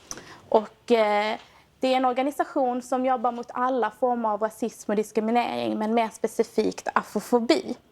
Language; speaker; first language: Swedish; native; Swedish